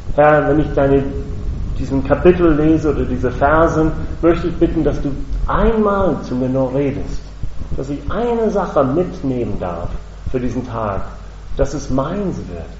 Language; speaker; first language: German; non-native, fluent; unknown